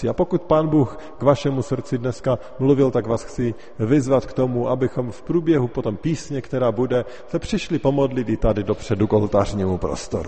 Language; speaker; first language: Czech; native; Czech